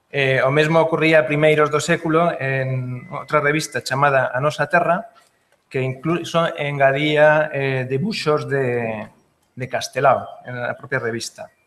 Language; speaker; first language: Galician; non-native, local second language; Spanish